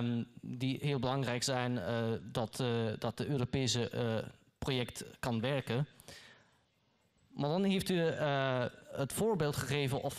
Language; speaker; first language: Dutch; non-native, learner; German